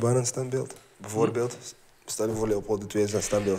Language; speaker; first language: Dutch; early bilingual, other home language; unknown